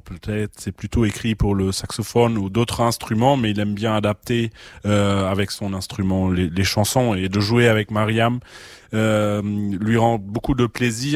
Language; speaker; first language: French; non-native, fluent; German